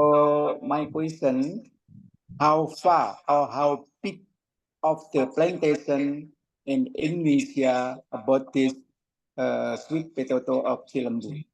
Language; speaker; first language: English; non-native, learner; Indonesian